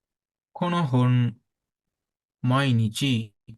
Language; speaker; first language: Japanese; non-native, learner; Sinhala